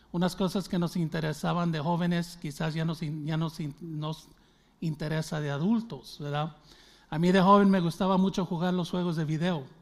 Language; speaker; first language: Spanish; early bilingual, heritage; Spanish